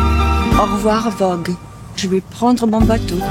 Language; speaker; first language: French; non-native, fluent; Italian